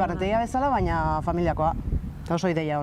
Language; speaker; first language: Basque; non-native, local second language; Spanish